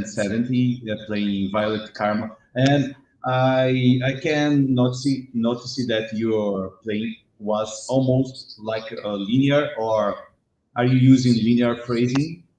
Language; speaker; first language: English; non-native, learner; Portuguese